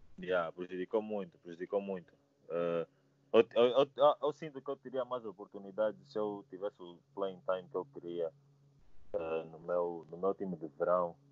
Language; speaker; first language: Portuguese; native; Portuguese